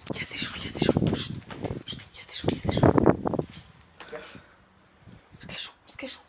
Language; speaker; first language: French; native; French